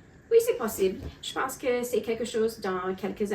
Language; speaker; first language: French; non-native, local second language; English